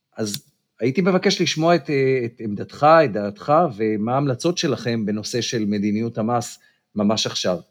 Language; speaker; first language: Hebrew; native; Hebrew